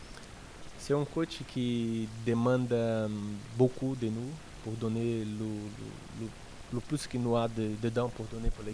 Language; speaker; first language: French; non-native, learner; Portuguese